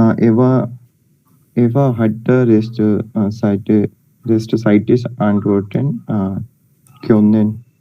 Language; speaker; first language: German; non-native, learner; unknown